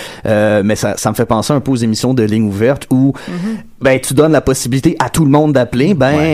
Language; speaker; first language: French; native; French